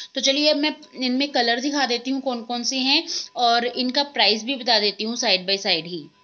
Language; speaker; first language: Hindi; native; Hindi